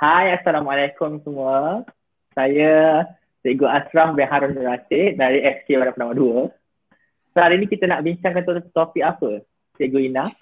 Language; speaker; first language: Malay; native; Malay